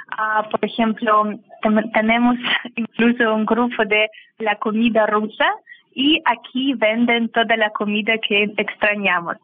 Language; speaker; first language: Spanish; non-native, learner; Russian